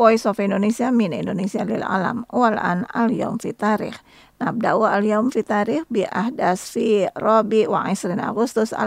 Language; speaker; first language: Arabic; non-native, fluent; Indonesian